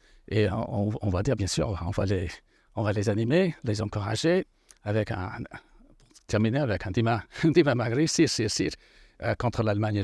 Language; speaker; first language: French; non-native, fluent; English